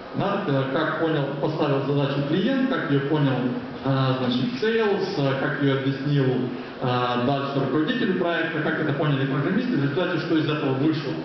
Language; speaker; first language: Russian; native; Russian